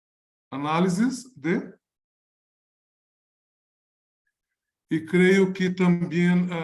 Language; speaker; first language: Spanish; non-native, learner; Portuguese